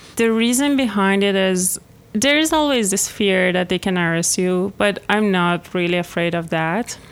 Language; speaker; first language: English; non-native, fluent; Persian